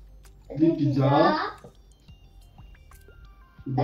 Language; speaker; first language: French; native; French